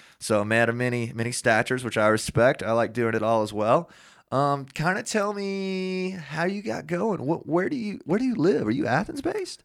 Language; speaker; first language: English; native; English